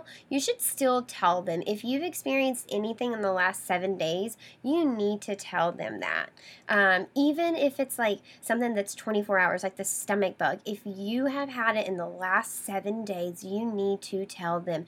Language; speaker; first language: English; native; English